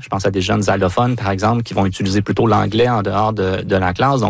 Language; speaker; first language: French; native; French